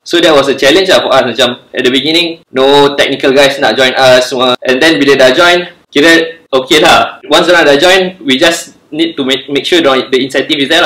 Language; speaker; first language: English; non-native, local second language; Malay